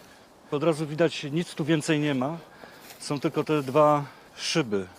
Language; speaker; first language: Polish; native; Polish